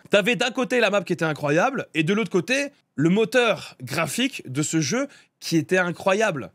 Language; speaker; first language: French; native; French